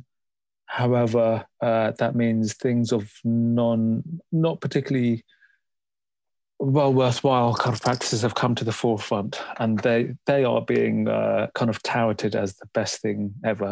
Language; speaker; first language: English; native; English